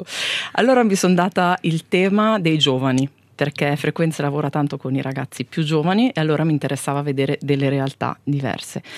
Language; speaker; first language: Italian; native; Italian